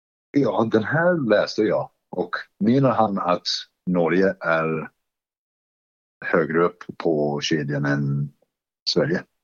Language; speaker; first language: Swedish; non-native, fluent; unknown